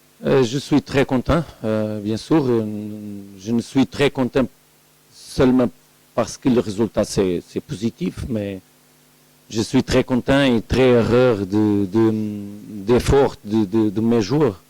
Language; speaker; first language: French; non-native, learner; Portuguese